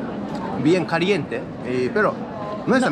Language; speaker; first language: Spanish; non-native, learner; Japanese